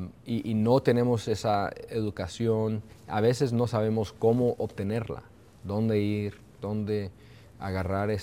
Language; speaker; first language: Spanish; early bilingual, heritage; Spanish